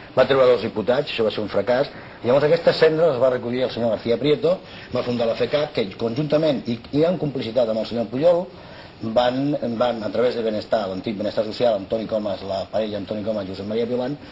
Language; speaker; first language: Catalan; non-native, local second language; Spanish